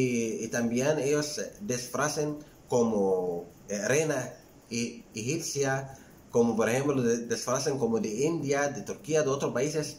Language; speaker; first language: Spanish; non-native, fluent; Arabic